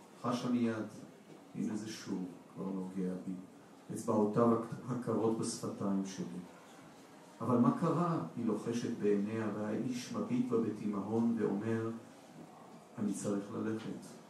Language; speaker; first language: Hebrew; native; Hebrew